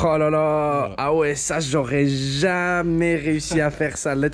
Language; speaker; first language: French; native; French